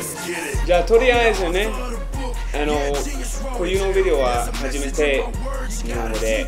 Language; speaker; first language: Japanese; non-native, learner; English